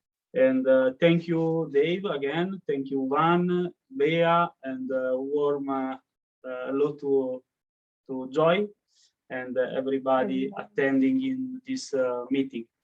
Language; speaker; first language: English; non-native, learner; Italian